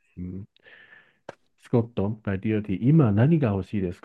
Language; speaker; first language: Japanese; non-native, fluent; Chinese